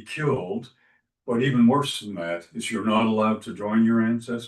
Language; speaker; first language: English; native; English